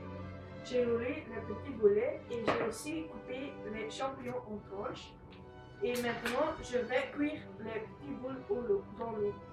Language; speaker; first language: French; non-native, learner; Dutch